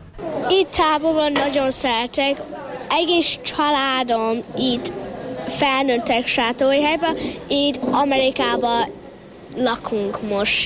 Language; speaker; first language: Hungarian; early bilingual, heritage; English